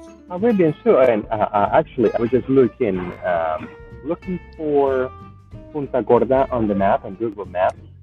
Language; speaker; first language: English; native; English